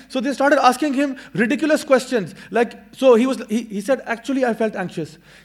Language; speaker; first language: English; non-native, local second language; Urdu